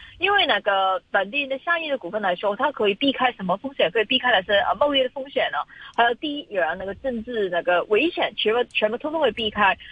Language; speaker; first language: Chinese; non-native, local second language; Cantonese